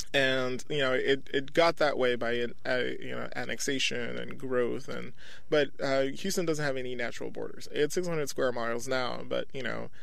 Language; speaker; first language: English; early bilingual, other home language; French